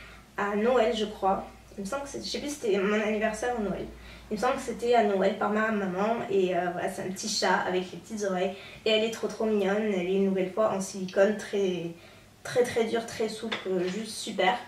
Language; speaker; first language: French; native; French